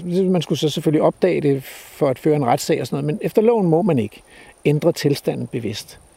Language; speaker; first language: Danish; native; Danish